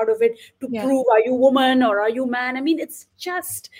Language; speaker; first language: English; non-native, local second language; Marathi